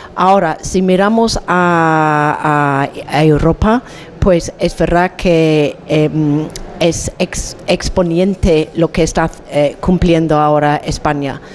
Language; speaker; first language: Spanish; non-native, fluent; English